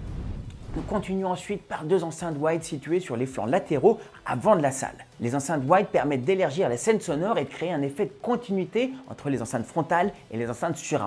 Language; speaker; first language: French; native; French